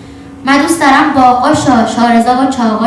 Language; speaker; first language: Persian; native; Persian